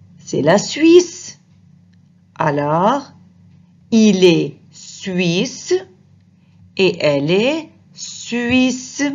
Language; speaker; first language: French; non-native, fluent; Arabic